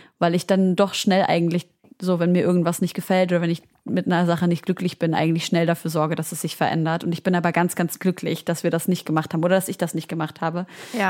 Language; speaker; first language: German; native; German